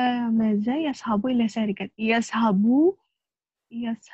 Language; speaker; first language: Arabic; non-native, learner; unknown